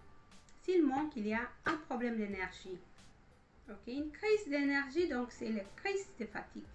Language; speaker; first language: French; non-native, fluent; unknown